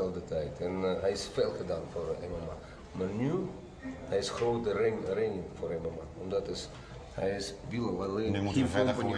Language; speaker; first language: Dutch; non-native, learner; Russian